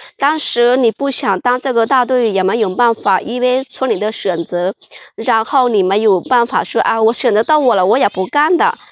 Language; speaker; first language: Chinese; non-native, fluent; Lao